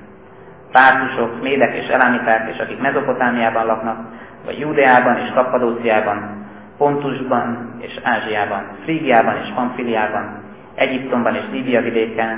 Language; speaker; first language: Hungarian; native; Hungarian